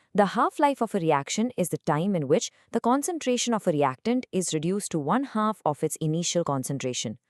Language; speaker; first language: English; non-native, local second language; Kannada